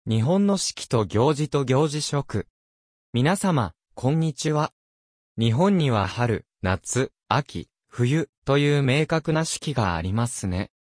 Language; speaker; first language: Japanese; non-native, fluent; English